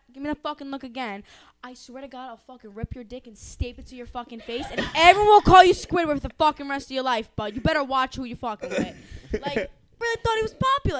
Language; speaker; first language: English; early bilingual, other home language; Greek